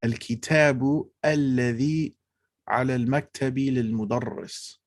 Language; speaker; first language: Arabic; non-native, fluent; English